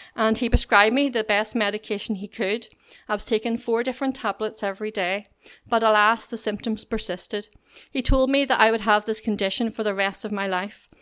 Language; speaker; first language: English; native; English